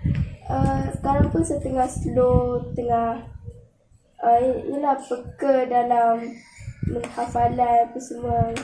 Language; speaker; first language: Malay; native; Malay